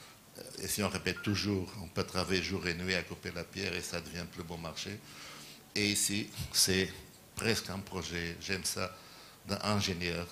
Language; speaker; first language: French; non-native, learner; Portuguese